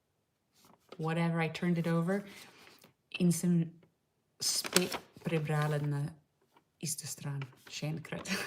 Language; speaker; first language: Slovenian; non-native, learner; English